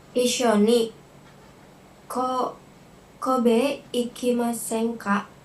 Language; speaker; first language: Japanese; non-native, learner; Indonesian